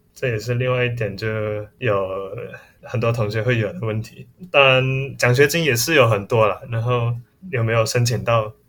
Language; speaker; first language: Chinese; native; Chinese